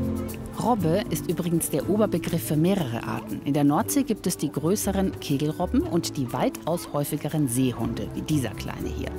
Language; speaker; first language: German; native; German